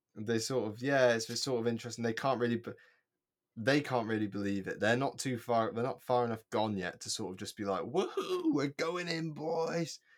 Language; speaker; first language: English; native; English